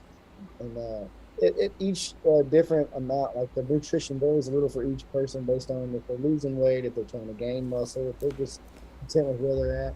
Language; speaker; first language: English; native; English